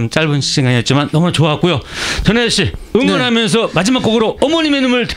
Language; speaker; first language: Korean; native; Korean